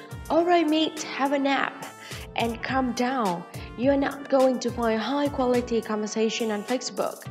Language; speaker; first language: English; non-native, fluent; Vietnamese